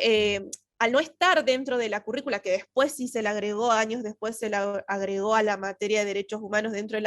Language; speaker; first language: Spanish; native; Spanish